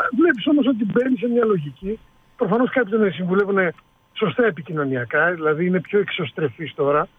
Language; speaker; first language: Greek; native; Greek